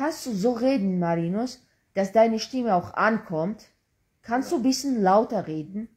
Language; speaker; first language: German; non-native, fluent; Georgian